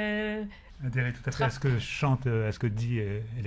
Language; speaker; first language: French; native; French